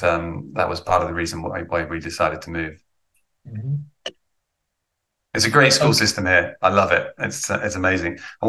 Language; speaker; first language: English; native; English